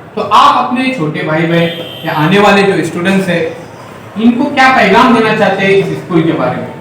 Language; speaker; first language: Hindi; non-native, local second language; Urdu